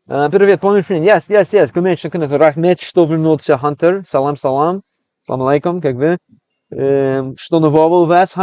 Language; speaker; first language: Russian; non-native, learner; English